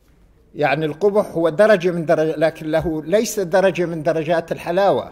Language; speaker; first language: Arabic; native; Arabic